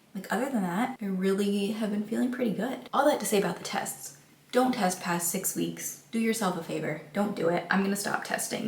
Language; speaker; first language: English; native; English